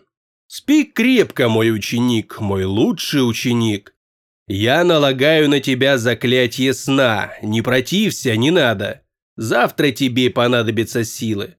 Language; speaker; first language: Russian; native; Russian